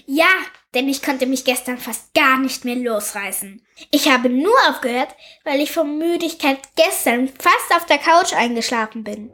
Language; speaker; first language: German; native; German